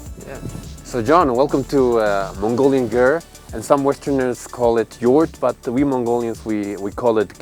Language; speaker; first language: English; non-native, local second language; Mongolian